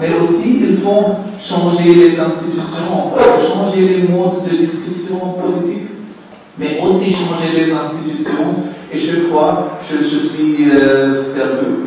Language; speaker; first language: French; non-native, learner; German